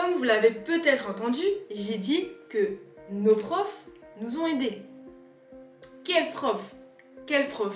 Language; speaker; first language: French; native; French